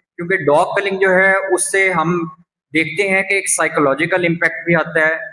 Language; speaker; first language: Urdu; non-native, local second language; Punjabi